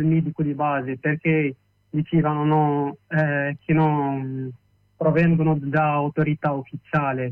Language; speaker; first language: Italian; non-native, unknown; Arabic